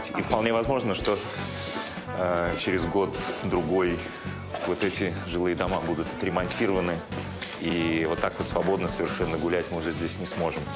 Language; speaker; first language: Russian; native; Russian